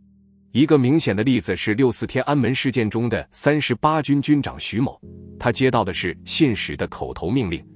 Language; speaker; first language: Chinese; native; Chinese